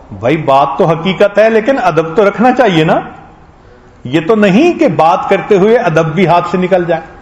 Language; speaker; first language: Urdu; non-native, local second language; Punjabi